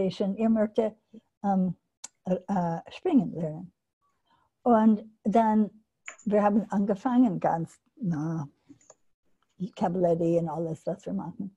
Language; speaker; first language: German; non-native, learner; English